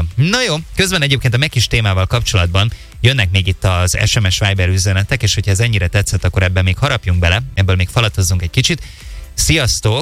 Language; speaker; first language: Hungarian; native; Hungarian